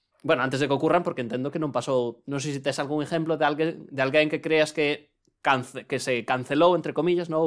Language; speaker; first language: Galician; non-native, local second language; Spanish